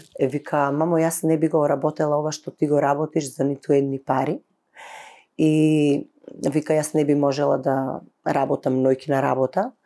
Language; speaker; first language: Macedonian; native; Macedonian